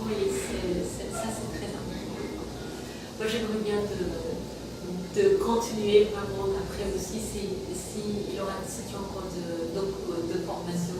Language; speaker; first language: French; non-native, fluent; Persian